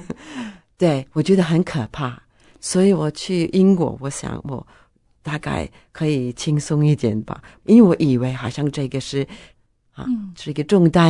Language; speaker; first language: Chinese; non-native, fluent; Norwegian